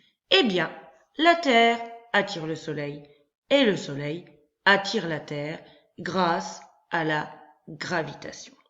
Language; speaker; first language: French; native; French